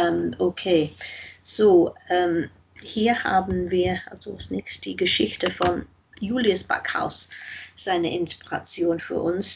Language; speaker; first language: German; non-native, fluent; English